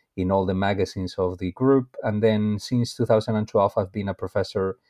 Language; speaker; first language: English; non-native, fluent; Spanish